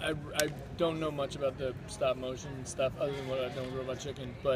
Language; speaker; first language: English; native; English